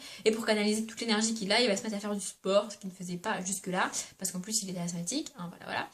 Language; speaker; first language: French; native; French